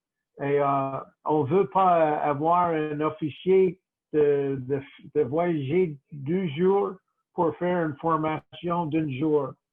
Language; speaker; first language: French; non-native, local second language; English